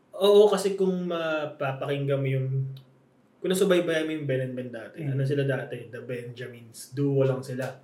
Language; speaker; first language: Filipino; native; Filipino